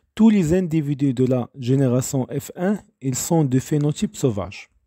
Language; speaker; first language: French; non-native, local second language; Arabic